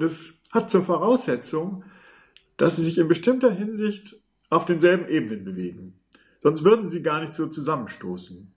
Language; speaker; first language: German; native; German